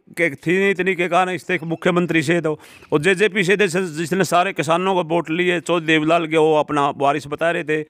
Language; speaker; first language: Hindi; native; Hindi